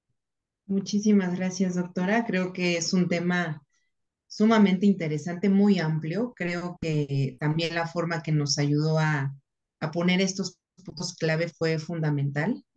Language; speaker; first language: Spanish; native; Spanish